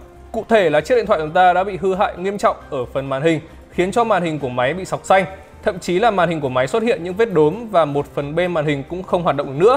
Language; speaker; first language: Vietnamese; native; Vietnamese